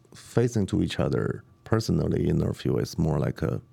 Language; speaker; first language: English; non-native, learner; Chinese